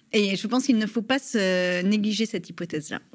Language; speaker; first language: French; native; French